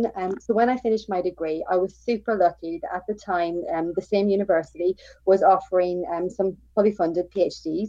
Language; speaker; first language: English; native; English